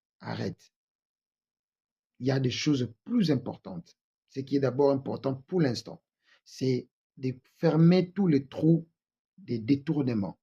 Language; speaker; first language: French; non-native, local second language; Lingala